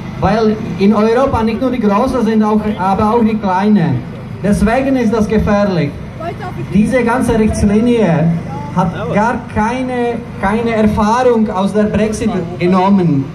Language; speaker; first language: German; non-native, fluent; Czech